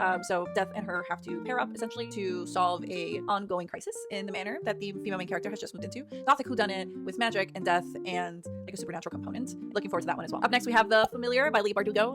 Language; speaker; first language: English; native; English